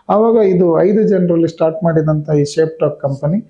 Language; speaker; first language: Kannada; native; Kannada